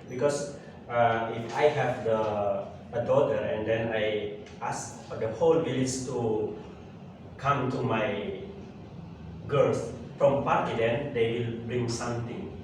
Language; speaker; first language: English; non-native, learner; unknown